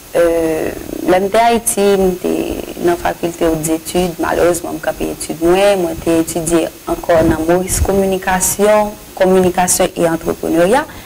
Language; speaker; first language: French; non-native, local second language; Haitian Creole